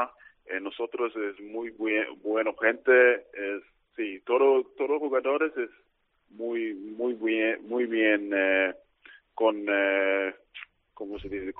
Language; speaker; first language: Spanish; non-native, learner; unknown